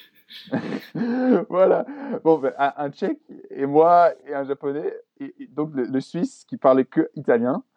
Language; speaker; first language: French; non-native, fluent; German